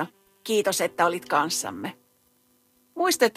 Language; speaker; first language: Finnish; native; Finnish